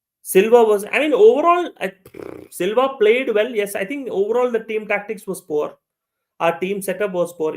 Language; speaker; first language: English; non-native, local second language; Malayalam